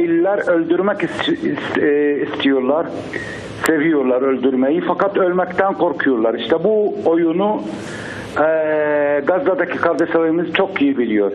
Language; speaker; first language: Turkish; non-native, fluent; Arabic